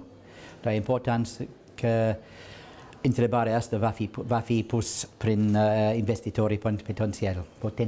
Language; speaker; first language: Romanian; non-native, learner; English